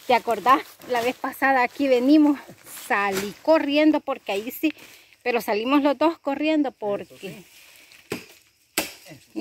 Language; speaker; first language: Spanish; native; Spanish